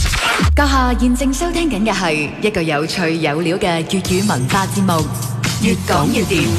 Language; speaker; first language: Cantonese; native; Cantonese